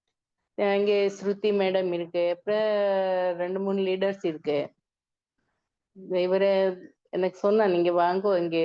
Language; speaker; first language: Tamil; non-native, learner; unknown